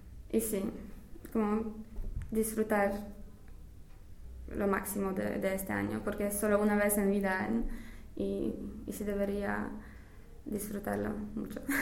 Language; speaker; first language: Spanish; non-native, fluent; English